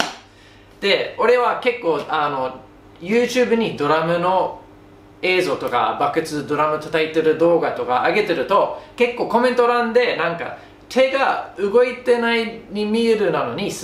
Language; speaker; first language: Japanese; non-native, fluent; English